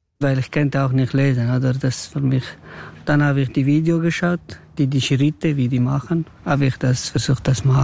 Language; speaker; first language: German; non-native, learner; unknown